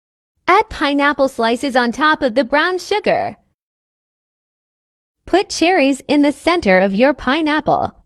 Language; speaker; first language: English; native; English